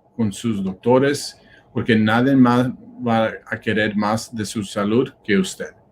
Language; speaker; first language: Spanish; early bilingual, other home language; English